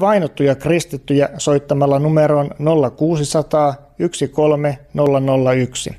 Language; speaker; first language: Finnish; native; Finnish